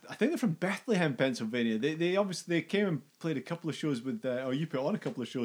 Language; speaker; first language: English; native; English